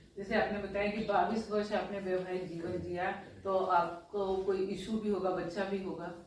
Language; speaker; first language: Hindi; native; Hindi